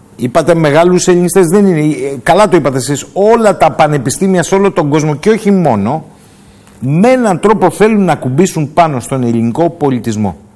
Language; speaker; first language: Greek; native; Greek